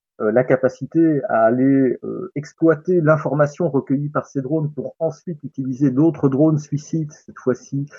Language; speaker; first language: French; native; French